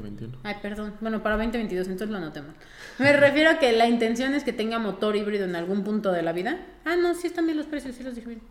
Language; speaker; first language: Spanish; native; Spanish